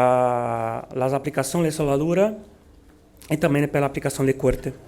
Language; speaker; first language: Spanish; non-native, learner; Portuguese